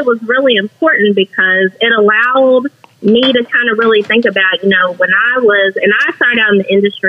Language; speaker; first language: English; native; English